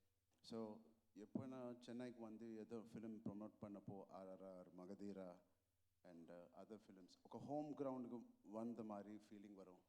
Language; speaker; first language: Tamil; non-native, local second language; Telugu